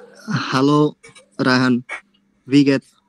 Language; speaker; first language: German; non-native, learner; Bangla